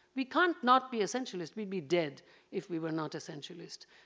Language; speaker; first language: English; non-native, local second language; Bangla